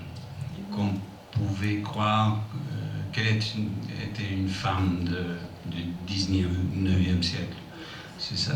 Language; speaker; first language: French; non-native, fluent; English